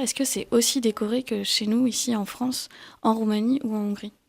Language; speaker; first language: French; native; French